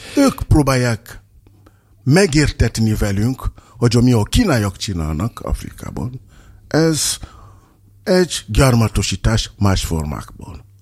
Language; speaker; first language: Hungarian; non-native, fluent; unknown